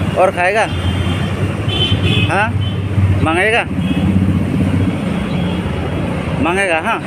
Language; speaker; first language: Hindi; non-native, local second language; Assamese